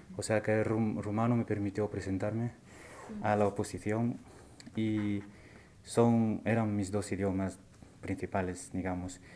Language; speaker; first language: Spanish; non-native, fluent; French